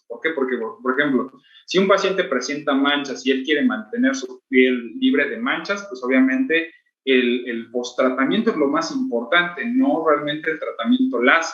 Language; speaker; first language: Spanish; native; Spanish